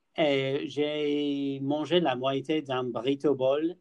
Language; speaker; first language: French; non-native, learner; English